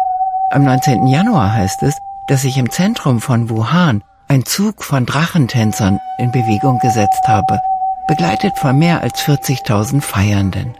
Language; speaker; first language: German; native; German